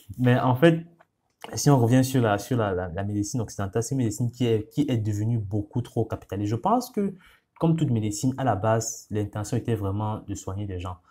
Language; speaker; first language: French; non-native, local second language; Ghomala